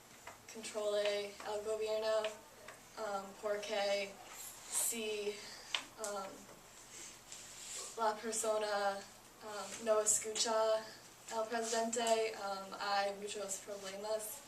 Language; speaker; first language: Spanish; non-native, learner; English